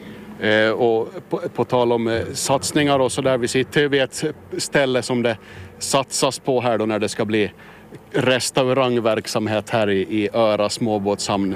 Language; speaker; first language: Swedish; native; Swedish